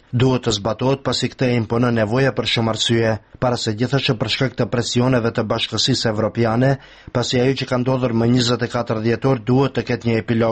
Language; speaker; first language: Albanian; native; Albanian